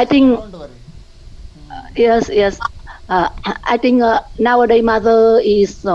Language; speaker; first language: English; non-native, learner; Vietnamese